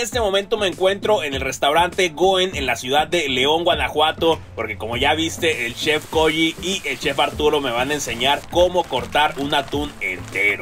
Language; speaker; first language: Spanish; native; Spanish